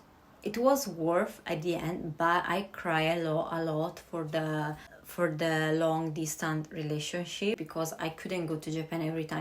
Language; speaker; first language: English; non-native, fluent; Italian